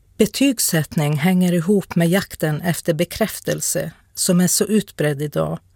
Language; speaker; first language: Swedish; non-native, local second language; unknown